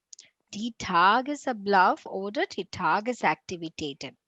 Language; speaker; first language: German; non-native, fluent; Tamil